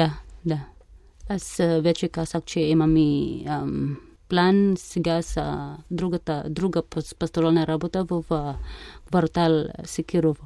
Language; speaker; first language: Bulgarian; non-native, fluent; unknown